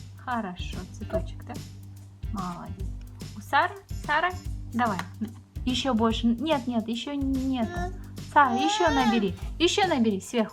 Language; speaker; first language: Russian; non-native, local second language; Kazakh